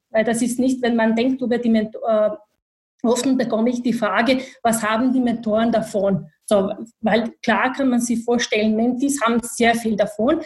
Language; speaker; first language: German; non-native, fluent; Bosnian